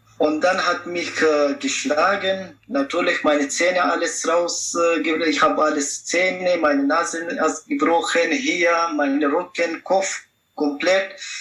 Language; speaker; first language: German; non-native, learner; Pashto